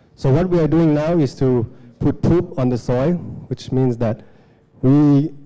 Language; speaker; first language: English; non-native, fluent; Lao